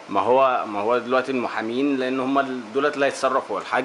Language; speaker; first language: Arabic; native; Arabic